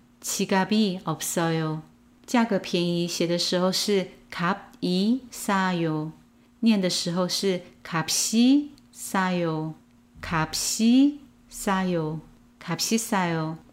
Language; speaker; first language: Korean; non-native, fluent; Chinese